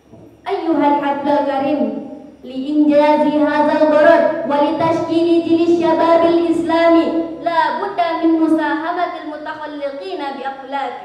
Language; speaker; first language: Arabic; non-native, learner; Indonesian